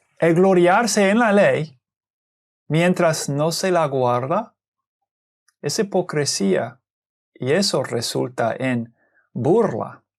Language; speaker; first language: Spanish; non-native, fluent; English